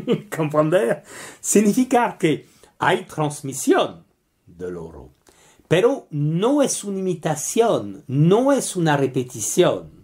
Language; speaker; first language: Spanish; non-native, learner; French